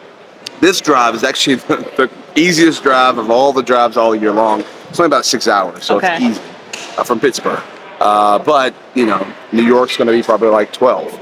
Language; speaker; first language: English; native; English